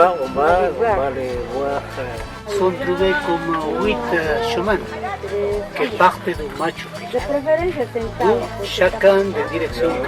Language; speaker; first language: French; non-native, fluent; Spanish